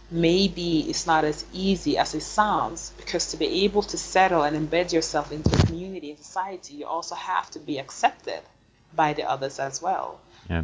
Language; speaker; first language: English; non-native, fluent; Swedish